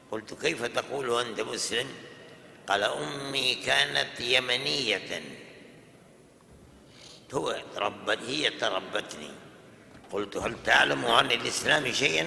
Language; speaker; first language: Arabic; non-native, fluent; Urdu